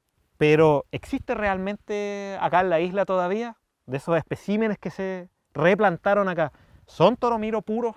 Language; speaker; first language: Spanish; native; Spanish